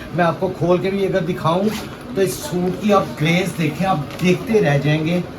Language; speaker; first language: Urdu; non-native, local second language; Punjabi